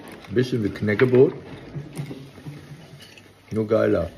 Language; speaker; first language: German; native; German